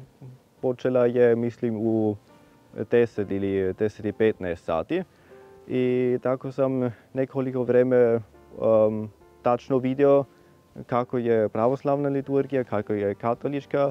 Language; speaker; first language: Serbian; non-native, fluent; German